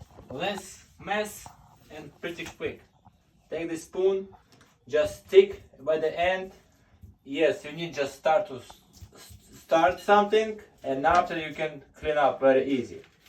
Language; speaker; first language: English; non-native, learner; Ukrainian